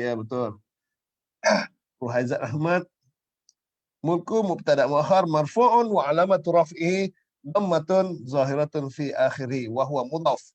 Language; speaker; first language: Arabic; non-native, fluent; Malay